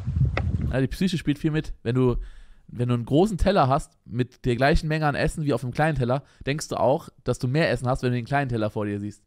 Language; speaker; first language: German; native; German